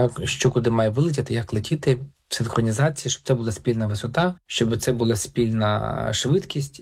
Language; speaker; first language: Ukrainian; native; Ukrainian